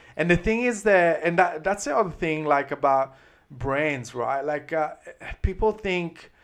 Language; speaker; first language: English; non-native, fluent; Italian